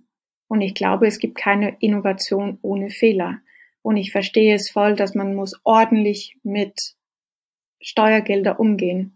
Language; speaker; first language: German; non-native, fluent; Danish